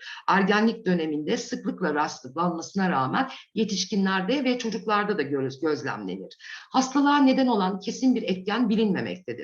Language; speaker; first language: Turkish; native; Turkish